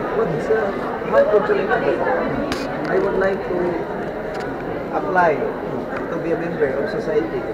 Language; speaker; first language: English; non-native, local second language; Filipino